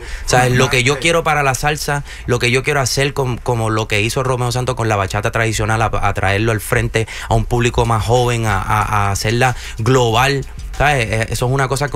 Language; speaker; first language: Spanish; early bilingual, heritage; Spanish